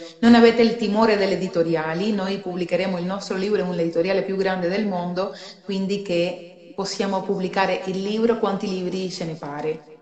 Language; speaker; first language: Italian; non-native, fluent; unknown